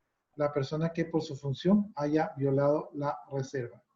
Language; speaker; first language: Spanish; native; Spanish